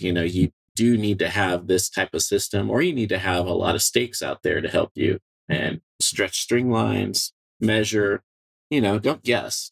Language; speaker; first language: English; native; English